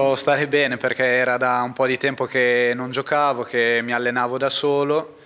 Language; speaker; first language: Italian; native; Italian